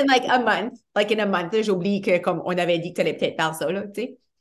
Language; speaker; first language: French; early bilingual, heritage; French